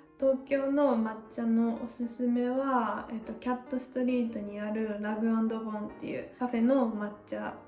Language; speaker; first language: Japanese; native; Japanese